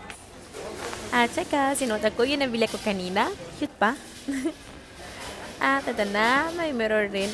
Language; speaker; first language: Filipino; non-native, learner; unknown